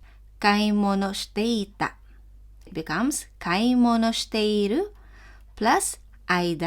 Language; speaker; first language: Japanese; non-native, fluent; Filipino